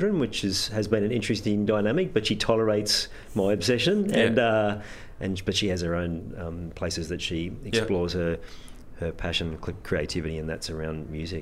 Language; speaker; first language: English; native; English